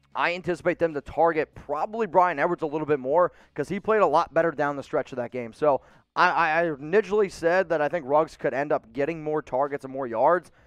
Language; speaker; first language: English; native; English